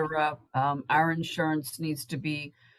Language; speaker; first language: English; native; English